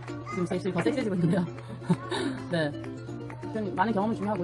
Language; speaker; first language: Korean; native; Korean